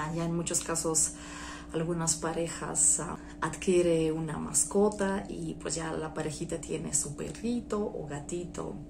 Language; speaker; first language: Spanish; non-native, fluent; Russian